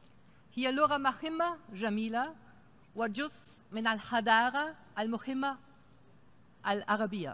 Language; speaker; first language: Arabic; non-native, fluent; German